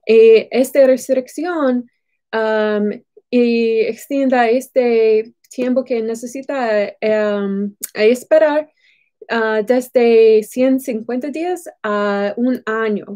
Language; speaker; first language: Spanish; non-native, fluent; English